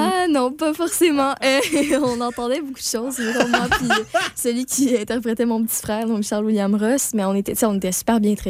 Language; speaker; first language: French; native; French